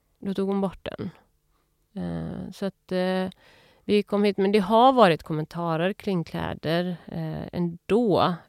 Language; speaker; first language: Swedish; early bilingual, other home language; Persian